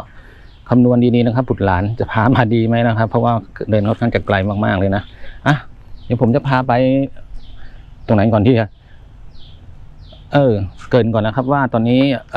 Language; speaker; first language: Thai; native; Thai